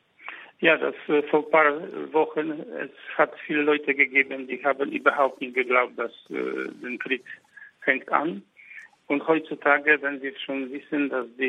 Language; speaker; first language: German; non-native, fluent; Polish